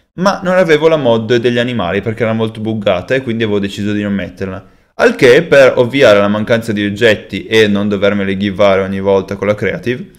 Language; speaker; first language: Italian; native; Italian